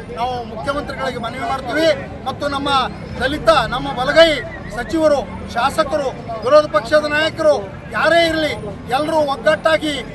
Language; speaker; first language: Kannada; native; Kannada